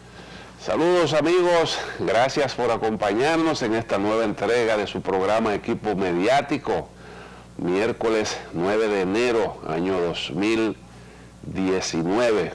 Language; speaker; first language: Spanish; native; Spanish